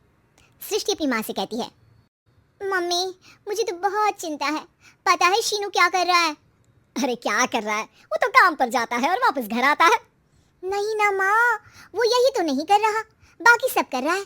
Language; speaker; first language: Hindi; native; Hindi